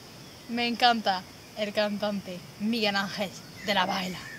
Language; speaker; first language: Spanish; non-native, learner; French